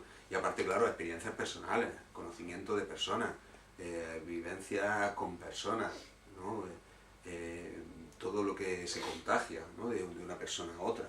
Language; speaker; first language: Spanish; native; Spanish